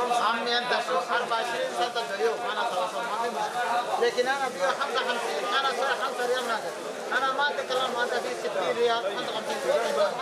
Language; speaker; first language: Arabic; non-native, learner; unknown